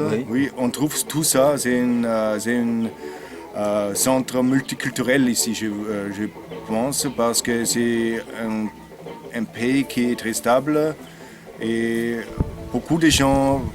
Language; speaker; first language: French; non-native, learner; German